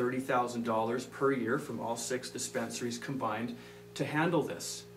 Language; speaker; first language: English; native; English